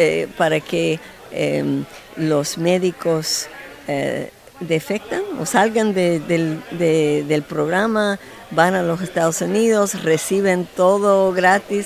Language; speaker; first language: Spanish; non-native, fluent; English